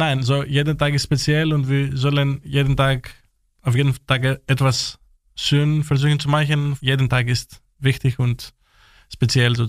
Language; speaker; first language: German; non-native, learner; Greek